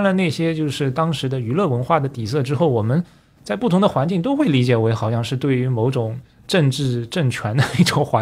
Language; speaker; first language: Chinese; native; Chinese